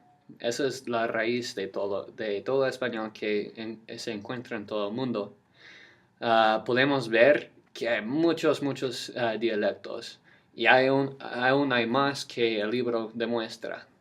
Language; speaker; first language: Spanish; non-native, fluent; English